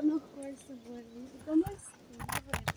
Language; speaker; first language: Portuguese; non-native, learner; Spanish